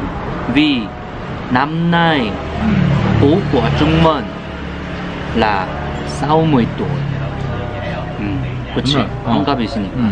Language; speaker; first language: Vietnamese; non-native, fluent; Korean